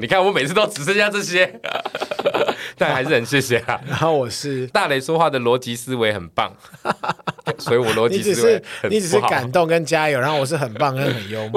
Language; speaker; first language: Chinese; native; Chinese